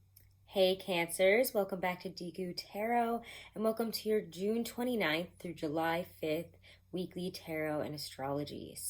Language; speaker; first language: English; native; English